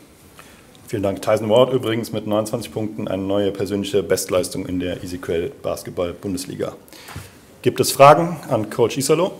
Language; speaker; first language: German; native; German